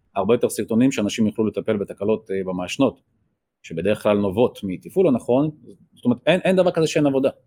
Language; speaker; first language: Hebrew; early bilingual, other home language; Russian